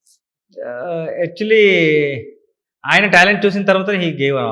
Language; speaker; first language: Telugu; non-native, learner; Kannada